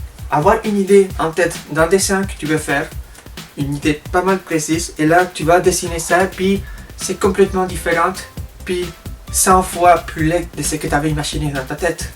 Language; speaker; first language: French; native; French